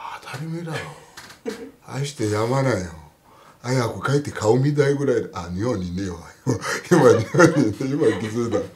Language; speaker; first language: Japanese; non-native, fluent; Yoruba